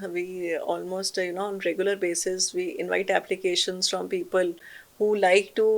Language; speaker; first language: English; non-native, local second language; Punjabi